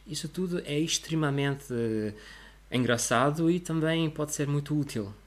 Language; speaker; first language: Portuguese; non-native, fluent; Russian